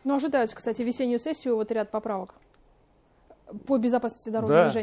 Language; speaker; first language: Russian; native; Russian